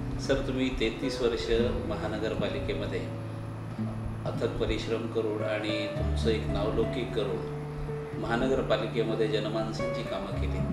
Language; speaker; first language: Marathi; native; Marathi